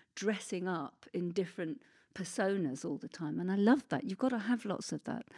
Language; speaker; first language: English; native; English